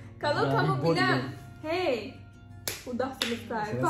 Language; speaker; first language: Indonesian; non-native, learner; Turkish